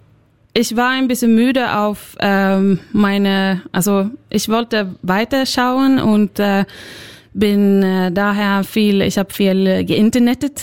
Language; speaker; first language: German; non-native, fluent; Swedish